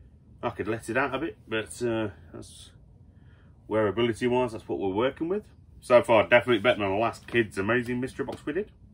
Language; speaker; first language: English; native; English